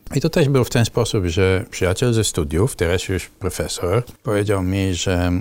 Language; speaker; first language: Polish; non-native, fluent; Dutch